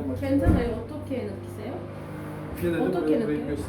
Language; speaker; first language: Korean; non-native, fluent; Turkish